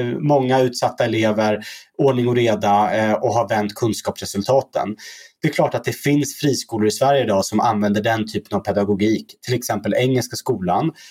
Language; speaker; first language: Swedish; early bilingual, other home language; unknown